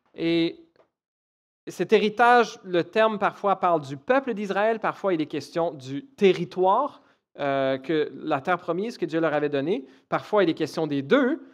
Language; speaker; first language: French; native; French